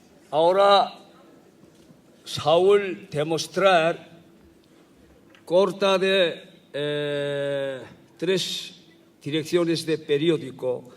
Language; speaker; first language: Spanish; non-native, learner; Korean